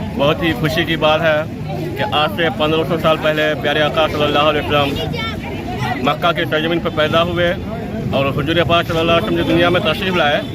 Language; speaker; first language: Hindi; non-native, local second language; Gujarati